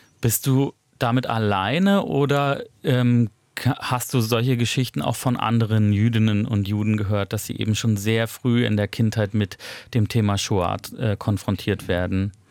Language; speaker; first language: German; native; German